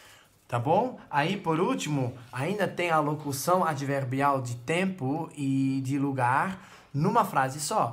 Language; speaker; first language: Portuguese; non-native, fluent; Dutch